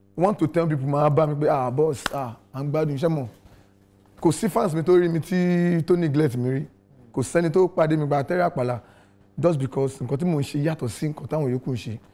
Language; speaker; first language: Yoruba; non-native, local second language; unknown